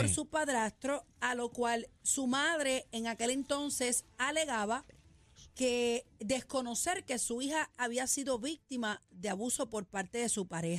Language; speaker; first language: Spanish; native; Spanish